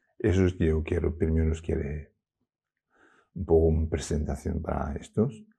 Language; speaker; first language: Spanish; non-native, learner; Tibetan